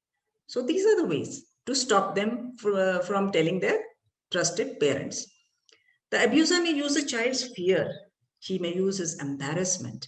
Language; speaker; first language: English; non-native, local second language; Malayalam